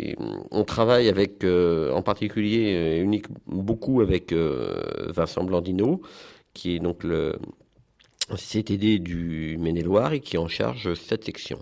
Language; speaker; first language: French; native; French